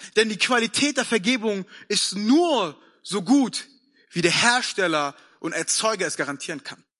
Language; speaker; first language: German; early bilingual, other home language; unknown